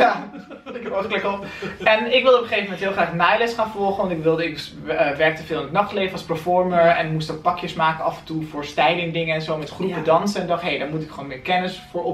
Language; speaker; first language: Dutch; native; Dutch